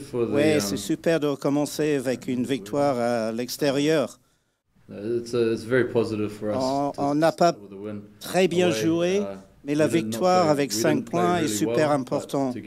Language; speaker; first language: French; non-native, fluent; English